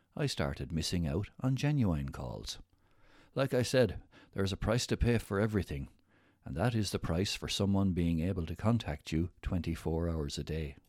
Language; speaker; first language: English; native; English